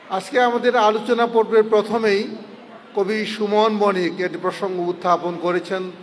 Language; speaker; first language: Bangla; non-native, local second language; Manipuri